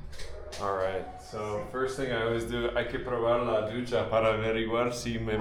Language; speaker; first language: Spanish; non-native, fluent; English